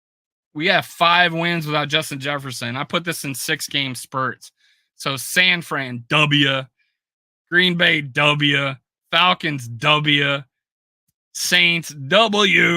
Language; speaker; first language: English; native; English